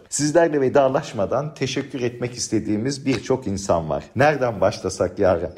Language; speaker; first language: Turkish; native; Turkish